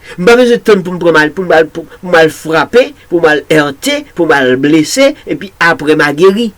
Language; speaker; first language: French; non-native, local second language; Haitian Creole